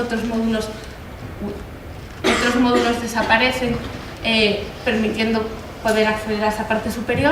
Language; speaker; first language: Spanish; native; Spanish